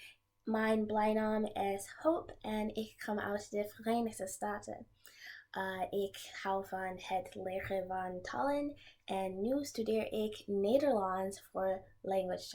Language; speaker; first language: Dutch; non-native, learner; English